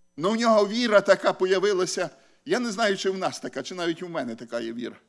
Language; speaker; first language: Ukrainian; native; Ukrainian